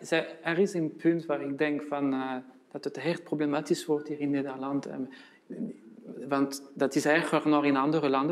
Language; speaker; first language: Dutch; non-native, fluent; French